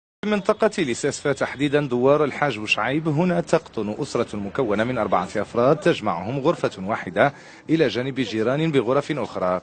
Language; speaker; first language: Arabic; native; Arabic